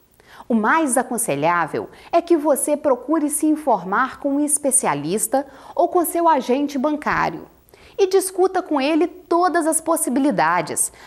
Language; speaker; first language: Portuguese; native; Portuguese